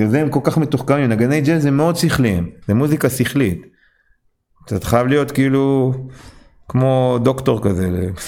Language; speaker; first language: Hebrew; non-native, fluent; English